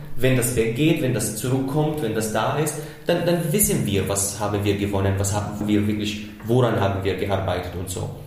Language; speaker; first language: German; non-native, fluent; Arabic